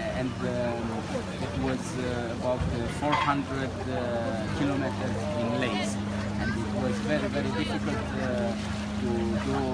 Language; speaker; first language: English; non-native, learner; Romanian